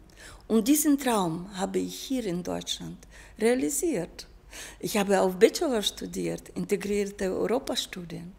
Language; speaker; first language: German; non-native, fluent; Russian